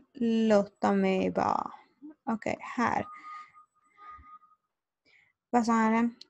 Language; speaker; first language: Swedish; non-native, learner; Spanish